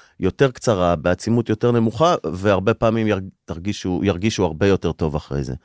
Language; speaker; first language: Hebrew; native; Hebrew